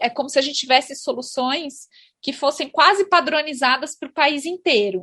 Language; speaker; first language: Portuguese; native; Portuguese